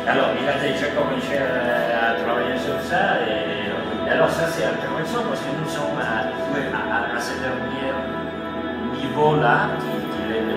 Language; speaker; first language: French; non-native, fluent; Italian